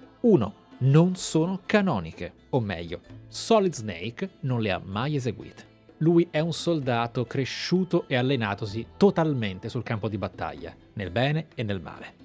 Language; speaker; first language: Italian; native; Italian